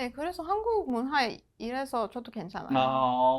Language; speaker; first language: Korean; non-native, learner; Persian